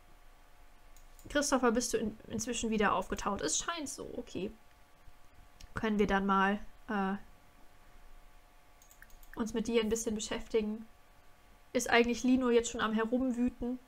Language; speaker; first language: German; native; German